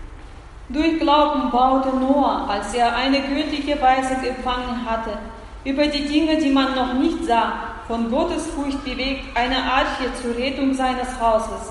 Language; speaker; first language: German; non-native, fluent; Russian